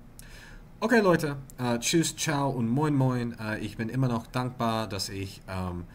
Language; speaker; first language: German; non-native, learner; English